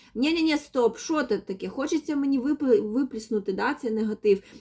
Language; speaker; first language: Ukrainian; non-native, local second language; Russian